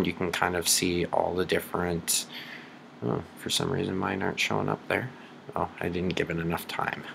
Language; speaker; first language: English; native; English